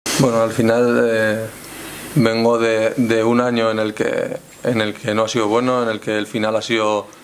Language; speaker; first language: Spanish; native; Spanish